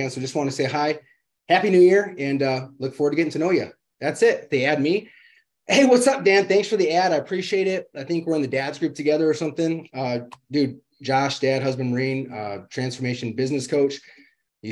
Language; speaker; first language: English; native; English